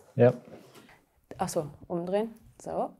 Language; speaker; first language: German; native; German